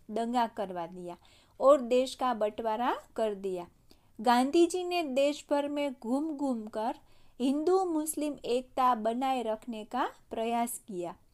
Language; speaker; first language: Hindi; non-native, local second language; Gujarati